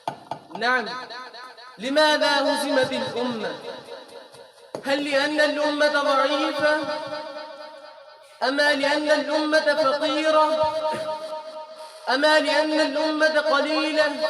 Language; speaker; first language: Arabic; non-native, fluent; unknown